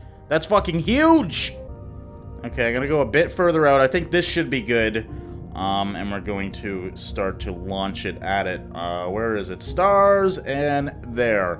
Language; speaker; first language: English; native; English